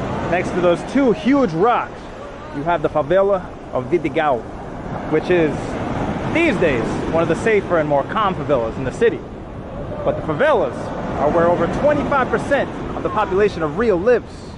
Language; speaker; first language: English; native; English